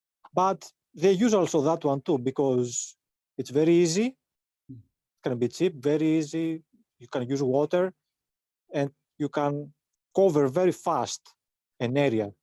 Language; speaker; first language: English; non-native, fluent; Greek